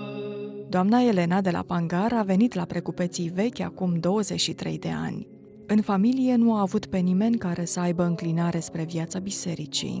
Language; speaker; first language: Romanian; native; Romanian